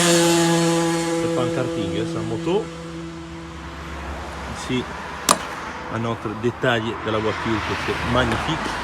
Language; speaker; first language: French; non-native, learner; Italian